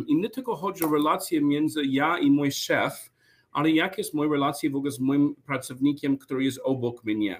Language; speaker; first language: Polish; non-native, learner; English